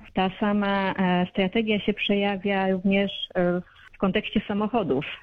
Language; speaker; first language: Polish; native; Polish